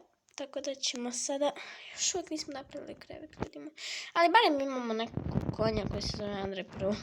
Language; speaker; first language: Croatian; early bilingual, heritage; Croatian